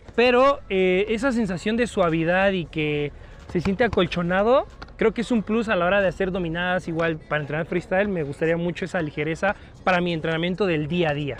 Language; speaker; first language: Spanish; native; Spanish